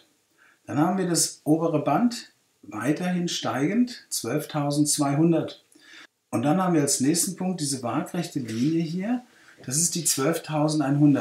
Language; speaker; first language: German; native; German